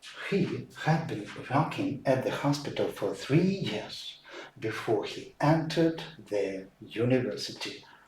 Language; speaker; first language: English; non-native, fluent; Ukrainian